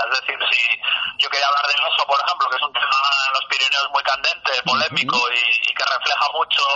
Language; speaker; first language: Spanish; native; Spanish